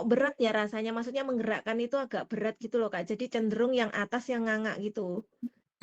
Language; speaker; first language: Indonesian; native; Indonesian